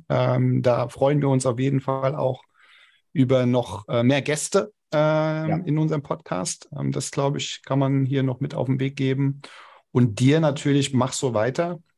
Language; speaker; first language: German; non-native, local second language; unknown